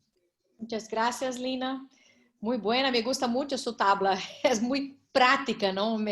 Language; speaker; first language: Spanish; non-native, learner; Portuguese